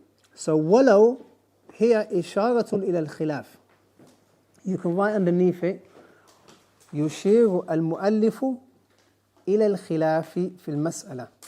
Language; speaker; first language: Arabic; non-native, fluent; English